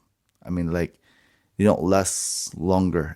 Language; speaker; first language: English; non-native, fluent; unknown